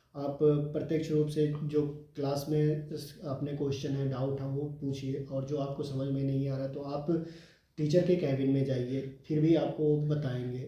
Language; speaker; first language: Hindi; native; Hindi